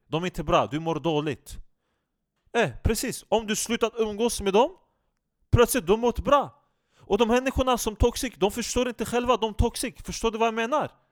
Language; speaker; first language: Swedish; non-native, fluent; Turkish